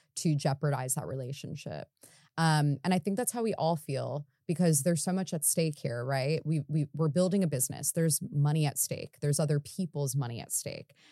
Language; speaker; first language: English; native; English